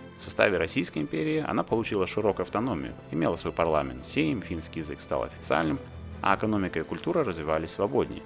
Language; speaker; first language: Russian; native; Russian